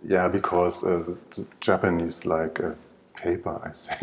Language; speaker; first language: English; non-native, learner; German